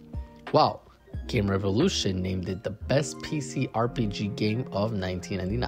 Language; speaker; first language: English; native; English